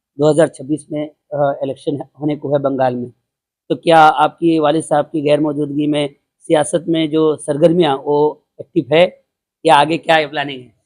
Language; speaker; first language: Urdu; native; Urdu